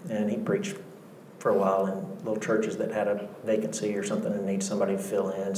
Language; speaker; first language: English; native; English